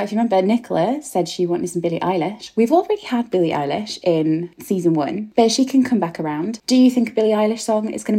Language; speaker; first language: English; native; English